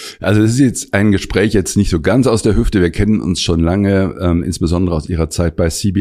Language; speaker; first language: German; native; German